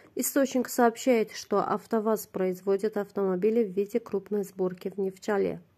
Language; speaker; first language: Russian; non-native, local second language; Azerbaijani